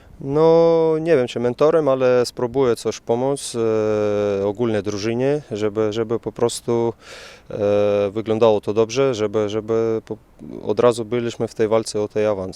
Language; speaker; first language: Polish; non-native, fluent; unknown